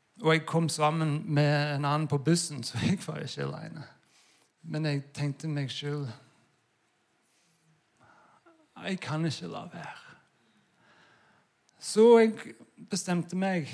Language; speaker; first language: Norwegian; non-native, fluent; English